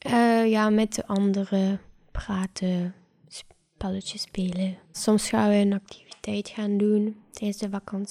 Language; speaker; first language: Dutch; native; Dutch